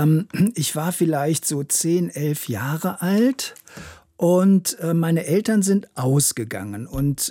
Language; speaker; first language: German; native; German